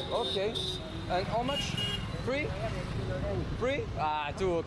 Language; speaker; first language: English; non-native, learner; French